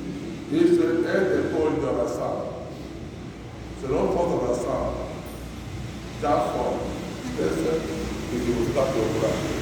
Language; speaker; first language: Portuguese; non-native, learner; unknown